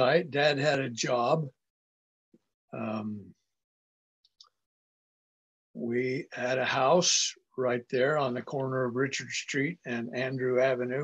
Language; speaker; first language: English; native; English